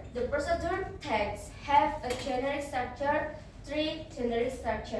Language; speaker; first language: English; non-native, learner; Indonesian